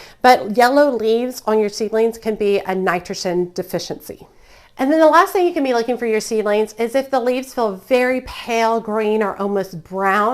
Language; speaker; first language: English; native; English